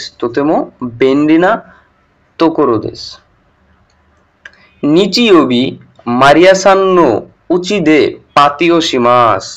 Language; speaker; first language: Japanese; non-native, learner; Bangla